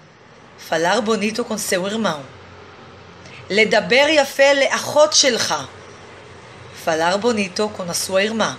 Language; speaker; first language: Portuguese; non-native, fluent; Hebrew